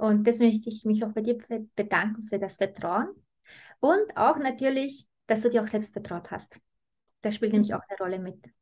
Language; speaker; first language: German; native; German